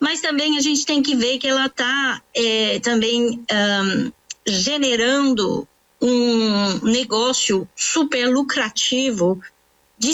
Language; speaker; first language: Portuguese; non-native, fluent; French